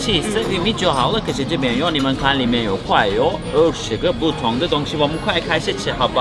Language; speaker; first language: Chinese; non-native, learner; Turkish